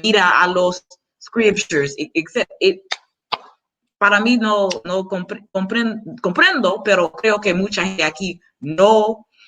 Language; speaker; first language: Spanish; non-native, learner; English